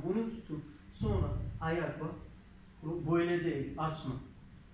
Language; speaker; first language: Turkish; non-native, learner; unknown